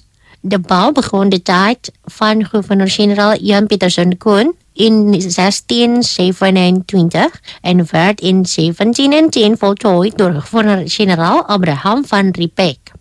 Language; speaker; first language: Dutch; non-native, fluent; Indonesian